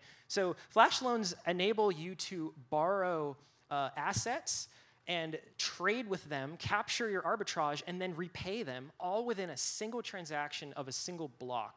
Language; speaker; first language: English; native; English